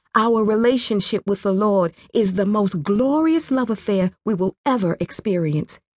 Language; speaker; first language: English; non-native, local second language; Kinyarwanda